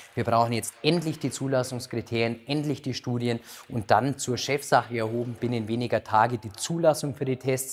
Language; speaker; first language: German; native; German